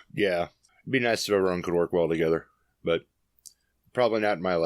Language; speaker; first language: English; native; English